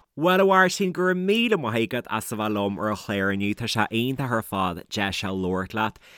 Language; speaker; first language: Irish; native; Irish